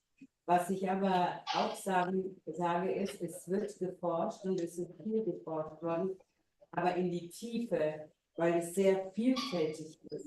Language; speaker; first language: German; native; German